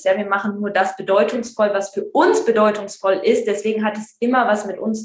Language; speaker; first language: German; native; German